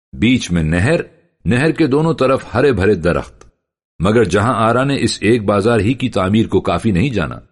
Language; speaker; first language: Urdu; native; Urdu